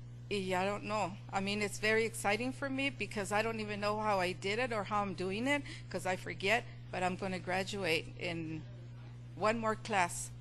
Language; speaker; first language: English; non-native, learner; Spanish